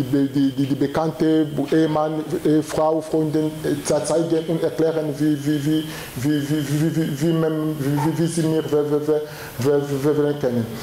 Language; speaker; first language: German; non-native, learner; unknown